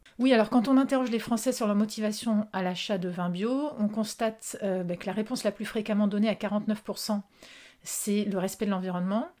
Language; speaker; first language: French; native; French